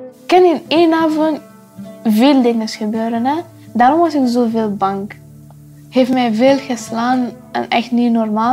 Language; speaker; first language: Dutch; early bilingual, other home language; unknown